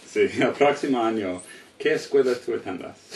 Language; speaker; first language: Spanish; non-native, learner; English